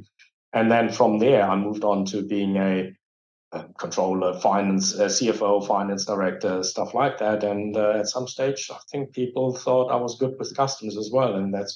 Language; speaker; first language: English; non-native, fluent; German